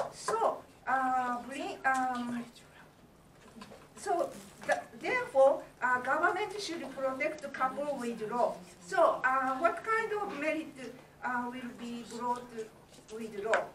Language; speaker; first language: English; non-native, learner; Japanese